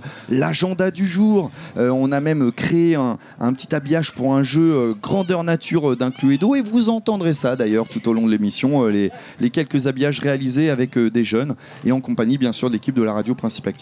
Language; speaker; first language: French; native; French